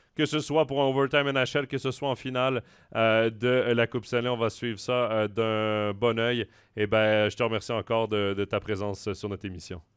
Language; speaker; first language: French; native; French